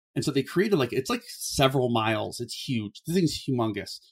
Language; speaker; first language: English; native; English